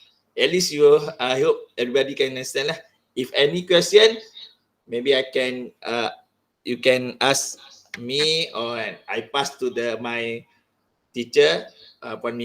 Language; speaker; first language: English; non-native, local second language; Malay